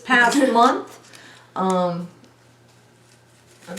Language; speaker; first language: English; native; English